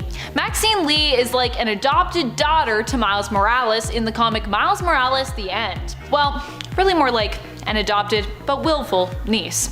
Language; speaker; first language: English; native; English